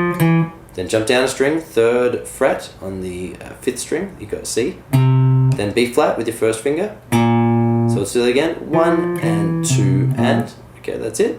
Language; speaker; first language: English; native; English